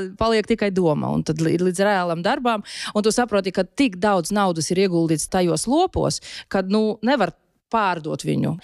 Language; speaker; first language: Latvian; non-native, local second language; Russian